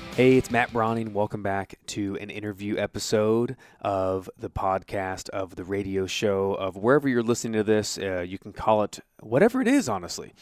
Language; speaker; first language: English; native; English